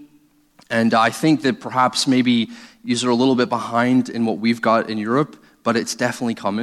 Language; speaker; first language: English; native; English